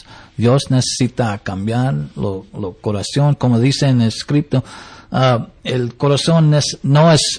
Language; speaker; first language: Spanish; early bilingual, heritage; English